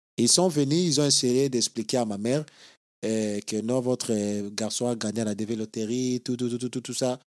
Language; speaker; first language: French; non-native, local second language; Lingala